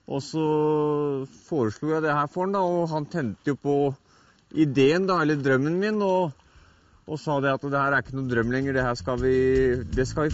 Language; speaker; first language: Norwegian; native; Norwegian